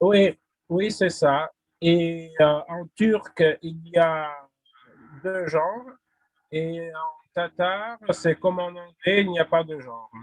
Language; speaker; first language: French; non-native, fluent; Russian